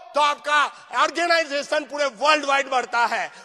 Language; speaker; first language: Hindi; non-native, local second language; Gujarati